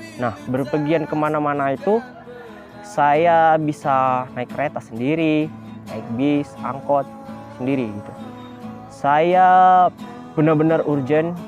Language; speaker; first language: Indonesian; native; Indonesian